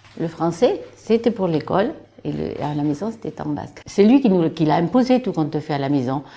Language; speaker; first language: French; non-native, local second language; Basque